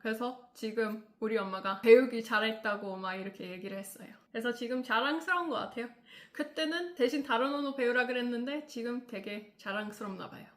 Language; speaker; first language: Korean; non-native, fluent; English